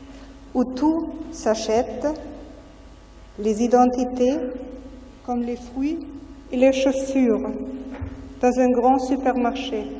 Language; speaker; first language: French; non-native, fluent; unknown